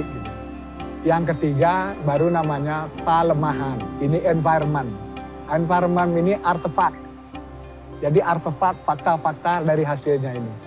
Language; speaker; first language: Indonesian; non-native, local second language; Balinese